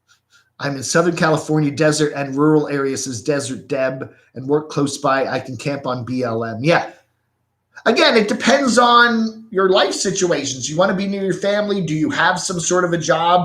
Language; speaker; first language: English; native; English